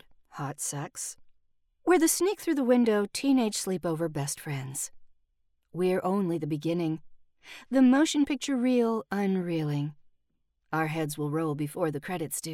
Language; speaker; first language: English; early bilingual, other home language; Spanish